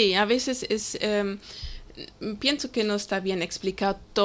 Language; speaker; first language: Spanish; non-native, fluent; German